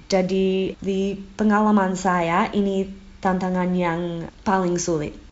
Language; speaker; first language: Indonesian; non-native, fluent; English